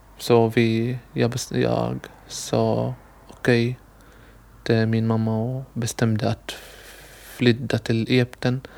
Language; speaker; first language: Swedish; non-native, learner; Arabic